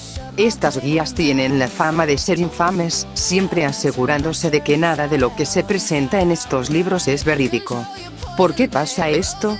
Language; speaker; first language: Spanish; native; Spanish